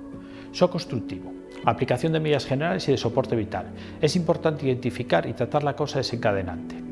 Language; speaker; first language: Spanish; native; Spanish